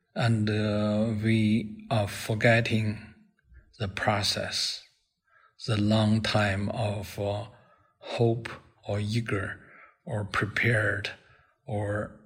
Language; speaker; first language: English; non-native, fluent; Chinese